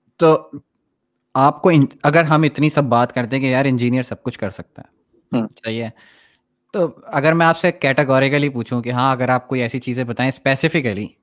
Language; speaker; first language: Urdu; native; Urdu